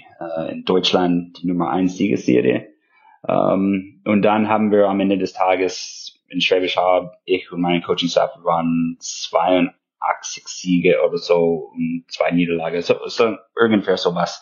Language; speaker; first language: German; non-native, fluent; English